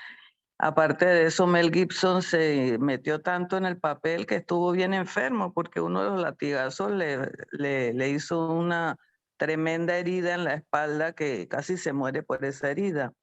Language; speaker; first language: Spanish; native; Spanish